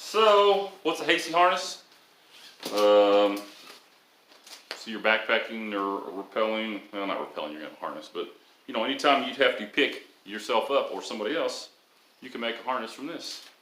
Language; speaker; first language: English; native; English